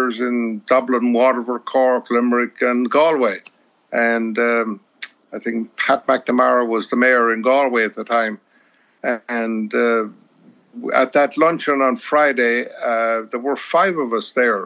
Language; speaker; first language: English; native; English